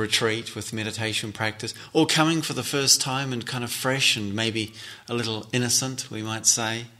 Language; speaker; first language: English; native; English